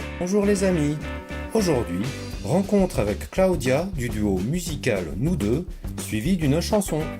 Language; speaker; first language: French; native; French